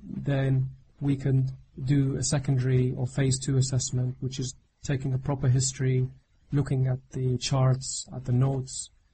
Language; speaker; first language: English; non-native, fluent; Arabic